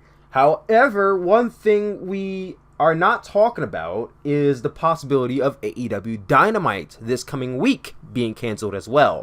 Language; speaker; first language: English; native; English